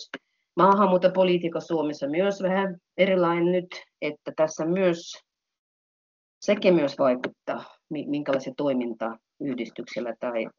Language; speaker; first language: Finnish; non-native, fluent; Russian